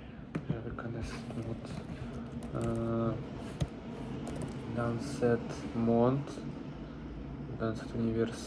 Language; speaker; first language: French; non-native, learner; Russian